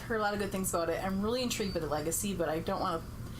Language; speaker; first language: English; native; English